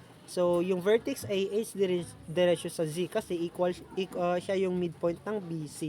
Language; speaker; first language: Filipino; native; Filipino